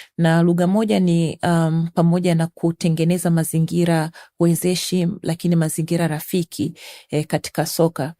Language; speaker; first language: Swahili; native; Swahili